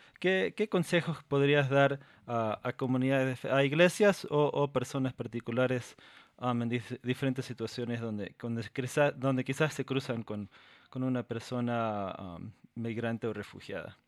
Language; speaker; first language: Spanish; non-native, fluent; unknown